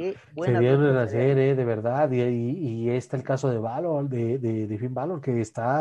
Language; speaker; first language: Spanish; native; Spanish